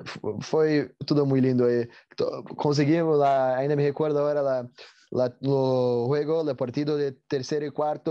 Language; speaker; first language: Spanish; non-native, learner; Portuguese